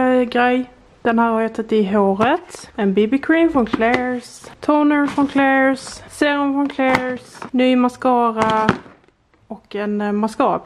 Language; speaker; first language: Swedish; native; Swedish